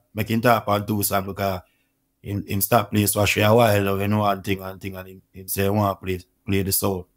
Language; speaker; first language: English; non-native, local second language; Jamaican Creole English